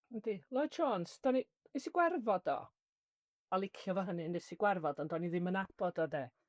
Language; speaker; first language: Welsh; native; Welsh